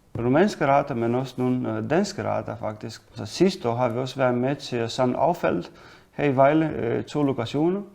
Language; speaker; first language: Danish; non-native, fluent; Romanian